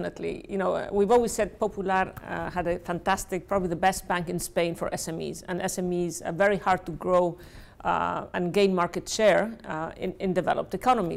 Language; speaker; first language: English; non-native, fluent; Spanish